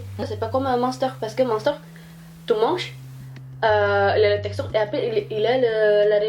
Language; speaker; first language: French; non-native, learner; Indonesian